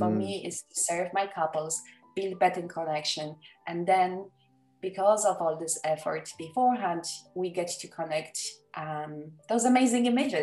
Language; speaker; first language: English; non-native, fluent; Polish